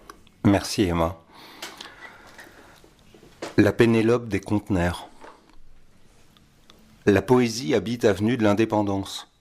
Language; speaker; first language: French; native; French